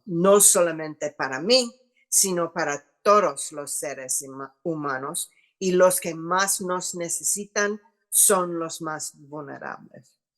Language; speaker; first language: Spanish; non-native, fluent; English